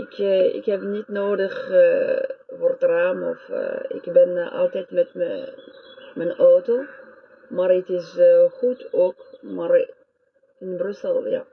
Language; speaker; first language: Dutch; non-native, learner; French